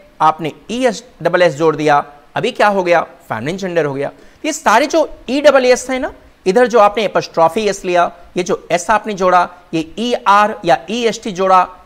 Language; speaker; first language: Hindi; native; Hindi